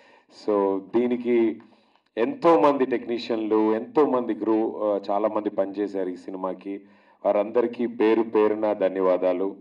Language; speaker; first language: Telugu; native; Telugu